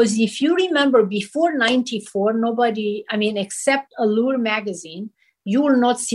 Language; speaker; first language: English; non-native, fluent; Romanian